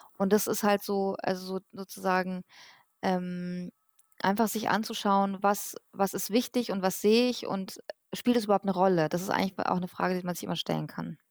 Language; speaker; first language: German; early bilingual, other home language; Persian